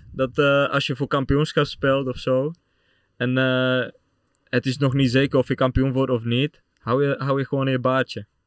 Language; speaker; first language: Dutch; non-native, fluent; Czech